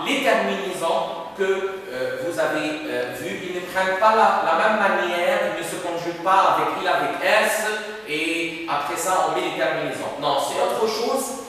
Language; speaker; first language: French; non-native, fluent; Arabic